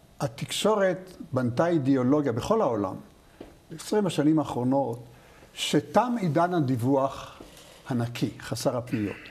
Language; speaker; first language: Hebrew; native; Hebrew